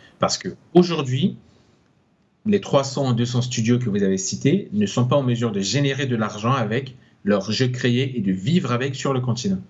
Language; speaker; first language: French; non-native, local second language; Sango